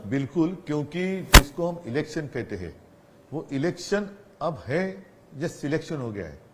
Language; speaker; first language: Hindi; non-native, local second language; Marathi